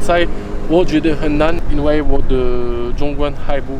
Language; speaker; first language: Chinese; non-native, learner; French